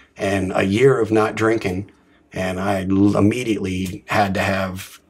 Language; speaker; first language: English; native; English